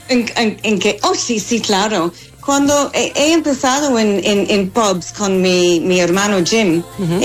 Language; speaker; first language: Spanish; non-native, fluent; English